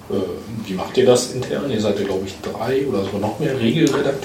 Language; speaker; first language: German; native; German